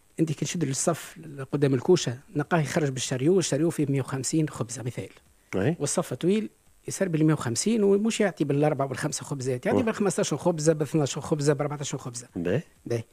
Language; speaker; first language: Arabic; native; Arabic